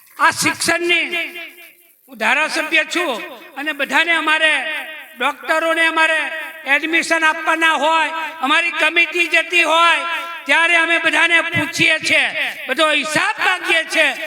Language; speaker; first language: Gujarati; native; Gujarati